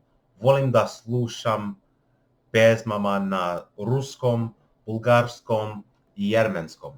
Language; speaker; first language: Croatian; non-native, learner; English